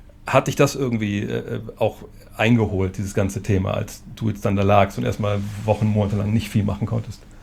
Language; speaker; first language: German; native; German